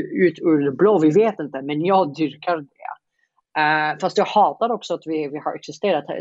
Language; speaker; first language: Swedish; non-native, fluent; Arabic